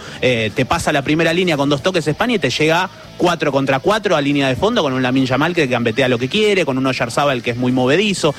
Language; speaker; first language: Spanish; native; Spanish